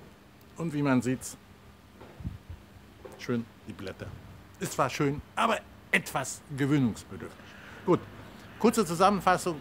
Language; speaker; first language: German; non-native, fluent; Polish